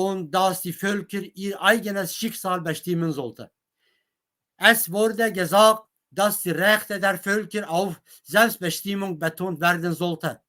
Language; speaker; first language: German; non-native, fluent; Kurdish